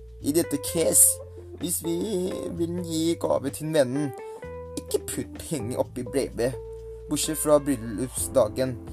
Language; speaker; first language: Norwegian; non-native, learner; Thai